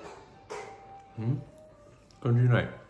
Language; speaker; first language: Japanese; non-native, fluent; French